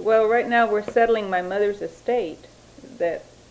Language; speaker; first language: English; early bilingual, other home language; Spanish